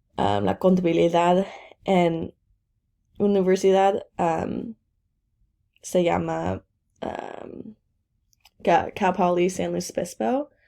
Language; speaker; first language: Spanish; non-native, learner; English